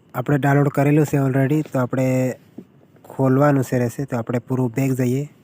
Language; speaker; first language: Gujarati; non-native, local second language; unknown